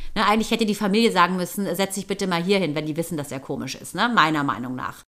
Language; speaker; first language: German; native; German